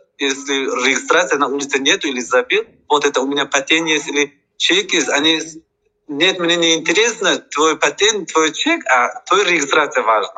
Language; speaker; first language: Russian; non-native, learner; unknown